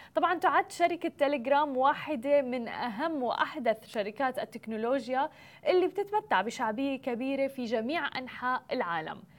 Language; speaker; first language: Arabic; native; Arabic